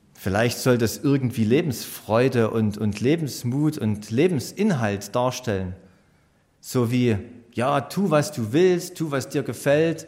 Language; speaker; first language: German; native; German